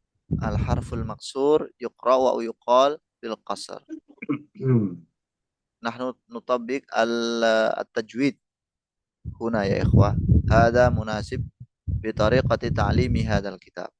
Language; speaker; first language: Arabic; non-native, fluent; Indonesian